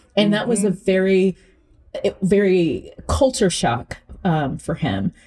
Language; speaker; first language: English; early bilingual, other home language; Akan